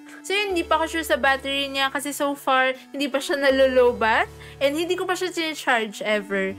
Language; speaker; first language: Filipino; native; Filipino